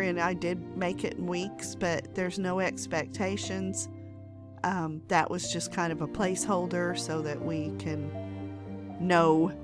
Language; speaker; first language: English; native; English